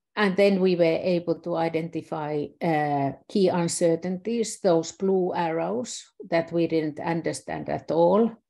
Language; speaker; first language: English; non-native, fluent; Finnish